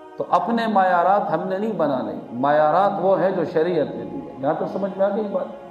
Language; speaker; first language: Urdu; non-native, local second language; Pashto